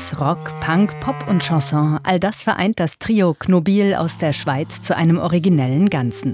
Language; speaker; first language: German; native; German